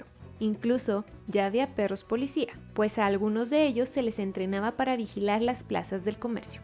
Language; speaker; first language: Spanish; native; Spanish